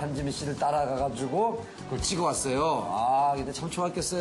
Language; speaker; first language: Korean; native; Korean